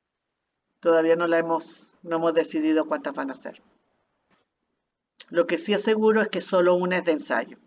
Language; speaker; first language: Spanish; native; Spanish